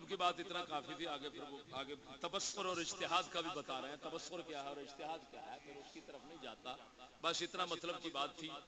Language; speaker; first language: Urdu; non-native, local second language; Saraiki